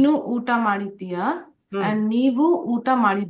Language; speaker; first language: Kannada; non-native, learner; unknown